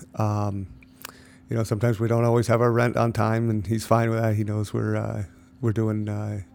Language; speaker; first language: English; native; English